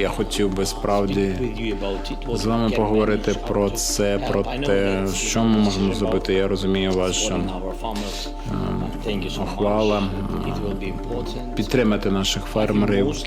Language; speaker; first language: Ukrainian; non-native, local second language; Russian